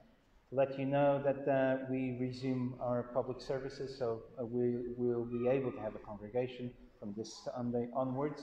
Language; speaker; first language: English; non-native, fluent; Portuguese